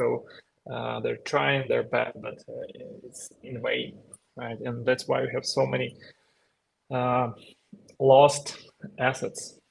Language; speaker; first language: English; non-native, fluent; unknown